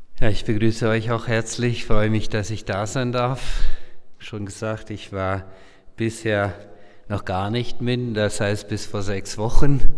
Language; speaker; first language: German; non-native, local second language; Low German